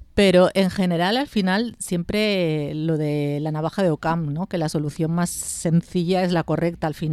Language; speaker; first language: Spanish; native; Spanish